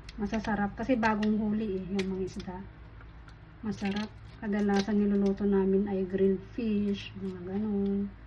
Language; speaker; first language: Filipino; native; Filipino